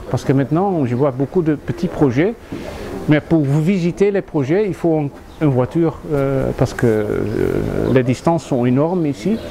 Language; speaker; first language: French; non-native, fluent; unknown